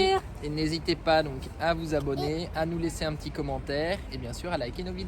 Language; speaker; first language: French; native; French